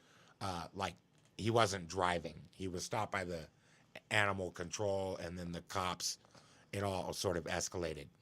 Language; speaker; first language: English; native; English